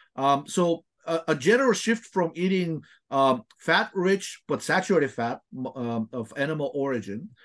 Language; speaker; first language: English; non-native, fluent; Bulgarian